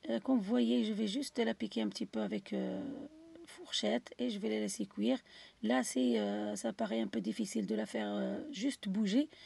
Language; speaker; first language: French; non-native, local second language; Arabic